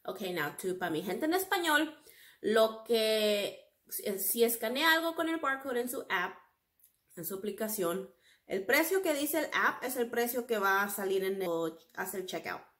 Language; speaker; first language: Spanish; early bilingual, heritage; Spanish